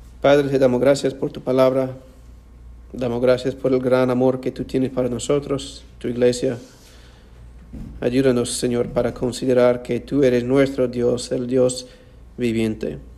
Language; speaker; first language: Spanish; non-native, fluent; English